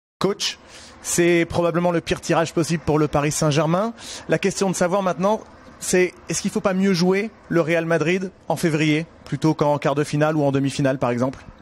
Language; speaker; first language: French; native; French